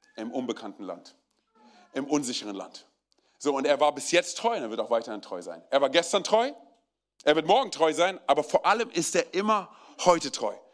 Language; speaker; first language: German; early bilingual, other home language; Romanian